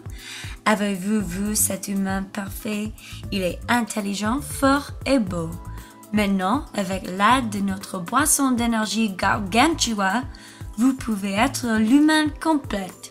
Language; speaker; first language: French; non-native, learner; English